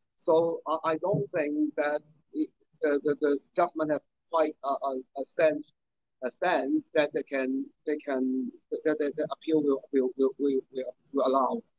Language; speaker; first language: English; non-native, local second language; Cantonese